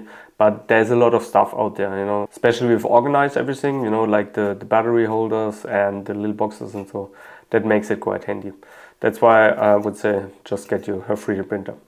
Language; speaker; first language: English; non-native, fluent; German